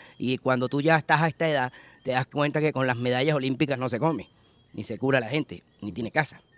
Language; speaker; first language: Spanish; native; Spanish